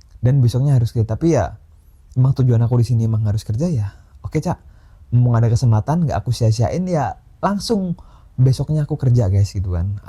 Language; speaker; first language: Indonesian; native; Indonesian